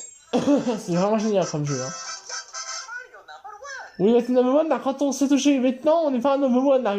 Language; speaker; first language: French; native; French